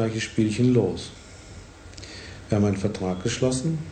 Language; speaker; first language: German; native; German